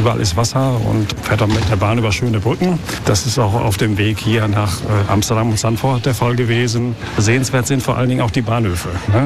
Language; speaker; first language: German; native; German